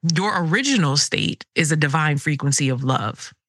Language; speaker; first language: English; early bilingual, other home language; Krio